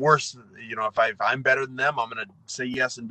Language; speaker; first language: English; native; English